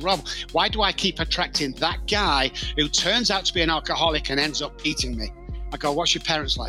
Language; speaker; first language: English; native; English